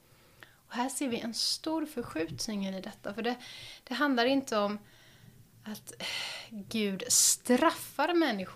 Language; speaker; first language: Swedish; native; Swedish